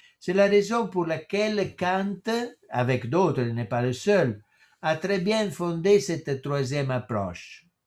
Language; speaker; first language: French; non-native, fluent; Italian